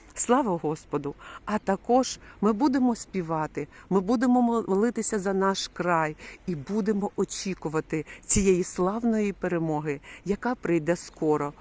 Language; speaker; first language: Ukrainian; non-native, local second language; Russian